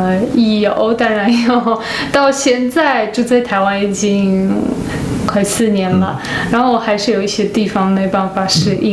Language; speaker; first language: Chinese; non-native, fluent; Polish